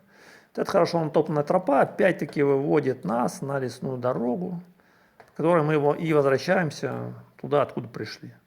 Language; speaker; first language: Russian; native; Russian